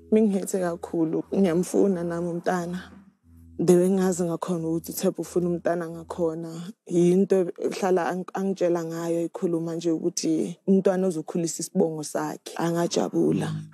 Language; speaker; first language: Zulu; non-native, local second language; Tswana